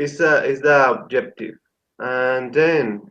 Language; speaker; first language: English; non-native, learner; Spanish